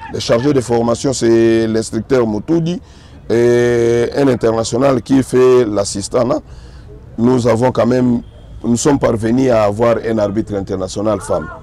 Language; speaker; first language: French; non-native, local second language; Swahili